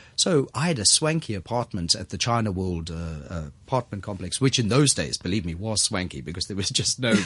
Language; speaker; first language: English; native; English